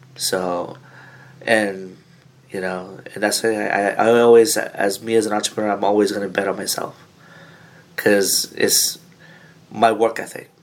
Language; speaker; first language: English; early bilingual, other home language; Filipino